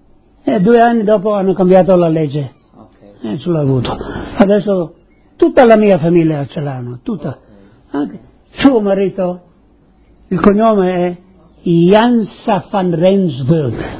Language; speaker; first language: Italian; non-native, local second language; Friulian